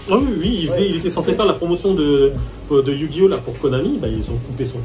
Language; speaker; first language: French; native; French